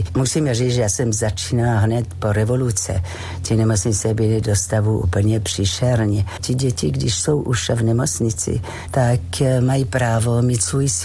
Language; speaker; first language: Czech; non-native, fluent; French